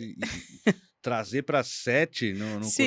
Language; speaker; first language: Portuguese; native; Portuguese